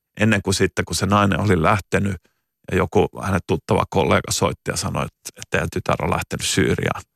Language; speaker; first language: Finnish; native; Finnish